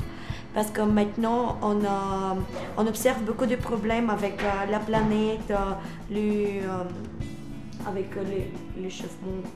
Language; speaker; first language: French; non-native, fluent; Bulgarian